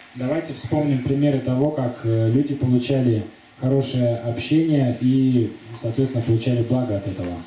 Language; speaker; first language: Russian; native; Russian